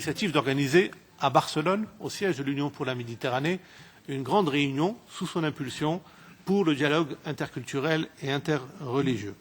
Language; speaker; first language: French; non-native, local second language; Arabic